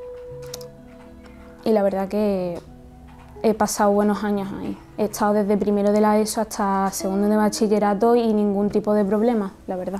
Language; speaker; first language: Spanish; early bilingual, other home language; Arabic